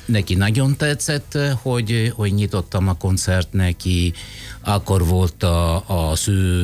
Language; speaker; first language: Hungarian; non-native, fluent; Italian